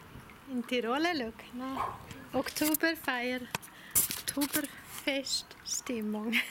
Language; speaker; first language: German; non-native, learner; Swedish